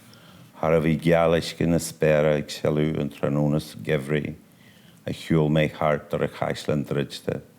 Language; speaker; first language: Irish; non-native, local second language; English